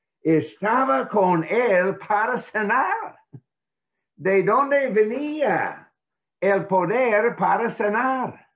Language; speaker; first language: Spanish; non-native, fluent; English